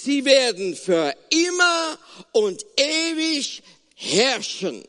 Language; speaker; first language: German; non-native, fluent; Afrikaans